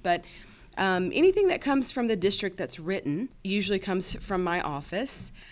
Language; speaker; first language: English; native; English